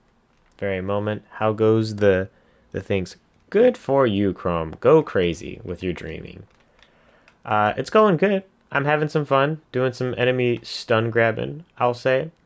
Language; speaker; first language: English; native; English